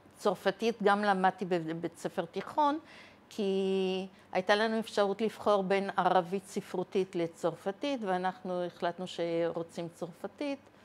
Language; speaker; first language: Hebrew; early bilingual, other home language; Arabic